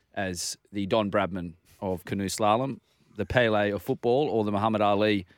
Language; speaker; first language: English; native; English